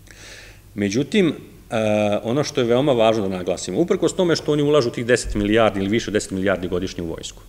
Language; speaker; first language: Serbian; native; Serbian